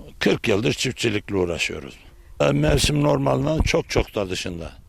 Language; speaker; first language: Turkish; native; Turkish